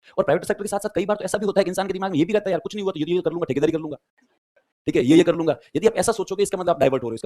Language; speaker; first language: Hindi; native; Hindi